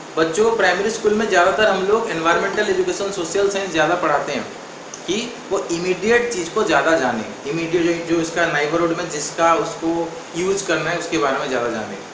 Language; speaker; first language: Hindi; non-native, local second language; Odia